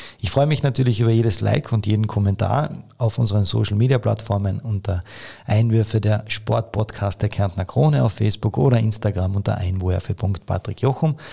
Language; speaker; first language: German; native; German